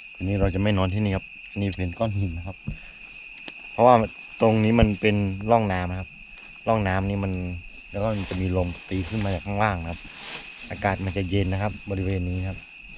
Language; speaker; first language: Thai; non-native, local second language; Karen languages